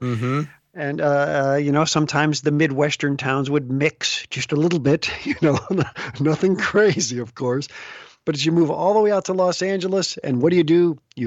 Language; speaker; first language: English; native; English